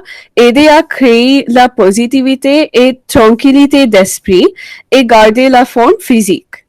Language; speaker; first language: French; non-native, learner; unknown